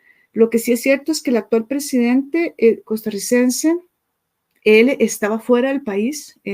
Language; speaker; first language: Spanish; native; Spanish